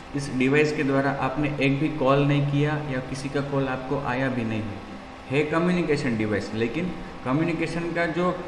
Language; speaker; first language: Hindi; non-native, local second language; Gujarati